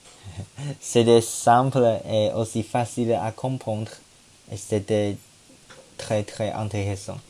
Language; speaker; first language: French; non-native, learner; Chinese